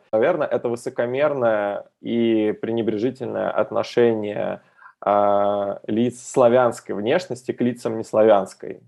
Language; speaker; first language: Russian; native; Russian